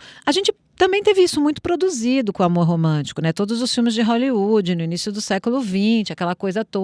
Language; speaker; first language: Portuguese; native; Portuguese